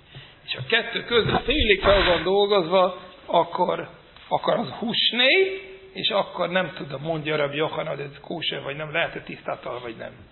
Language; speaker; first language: Hungarian; non-native, fluent; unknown